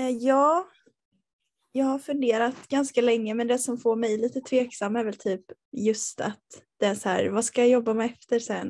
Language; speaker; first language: Swedish; native; Swedish